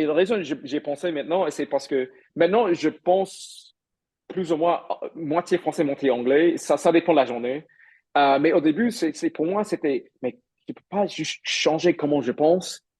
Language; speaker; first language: French; non-native, fluent; English